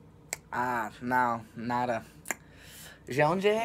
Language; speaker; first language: Portuguese; non-native, learner; English